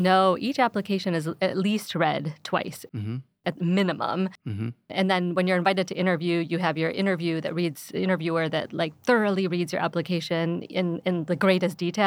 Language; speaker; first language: English; early bilingual, other home language; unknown